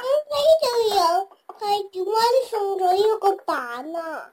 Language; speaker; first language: Chinese; early bilingual, heritage; Cantonese